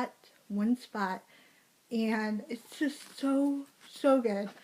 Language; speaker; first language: English; native; English